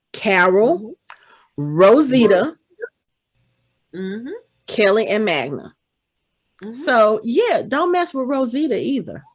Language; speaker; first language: English; native; English